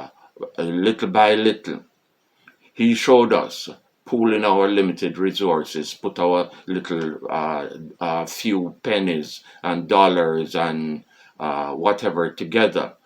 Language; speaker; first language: English; non-native, fluent; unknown